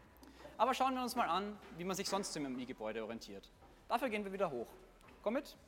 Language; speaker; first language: German; native; German